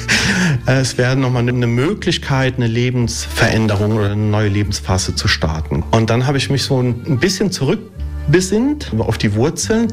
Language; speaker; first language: German; early bilingual, other home language; Italian